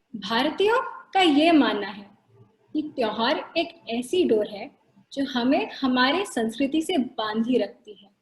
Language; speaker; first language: Hindi; non-native, local second language; Marathi